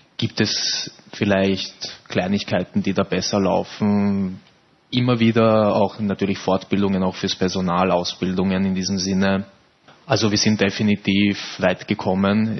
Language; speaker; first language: German; native; German